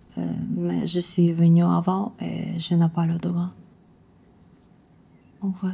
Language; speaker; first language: French; non-native, learner; Ukrainian